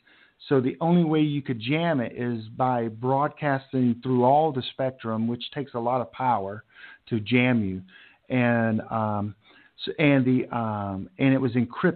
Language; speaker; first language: English; native; English